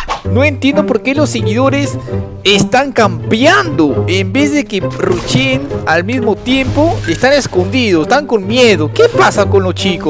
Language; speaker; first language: Spanish; native; Spanish